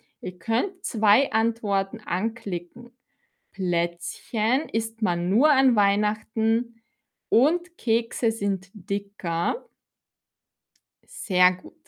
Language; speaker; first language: German; non-native, fluent; Filipino